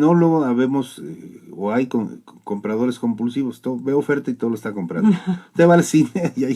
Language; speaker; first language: Spanish; native; Spanish